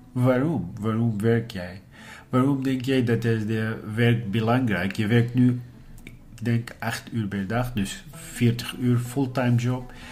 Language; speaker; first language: Dutch; non-native, learner; Arabic